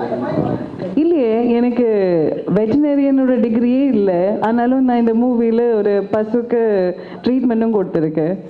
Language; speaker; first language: Tamil; early bilingual, heritage; Tamil